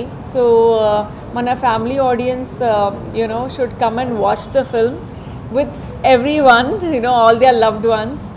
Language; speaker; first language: Telugu; non-native, fluent; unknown